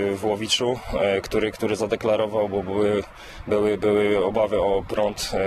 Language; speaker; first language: Polish; native; Polish